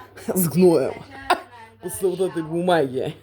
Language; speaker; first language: Russian; native; Russian